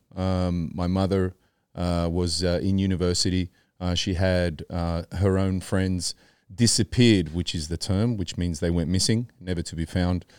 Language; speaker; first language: English; early bilingual, other home language; Spanish